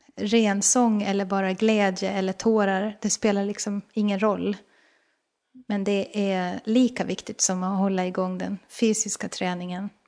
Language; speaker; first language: Swedish; native; Swedish